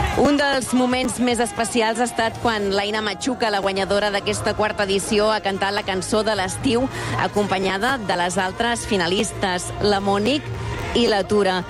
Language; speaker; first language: Catalan; native; Catalan